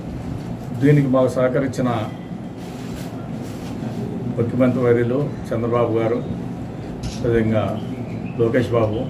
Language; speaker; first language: Telugu; native; Telugu